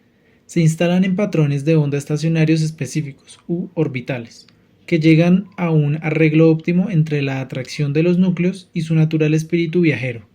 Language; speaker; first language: Spanish; native; Spanish